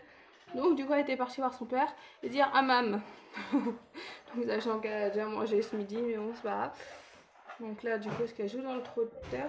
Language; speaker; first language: French; native; French